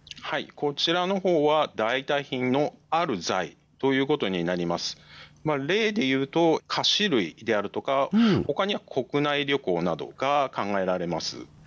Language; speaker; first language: Japanese; native; Japanese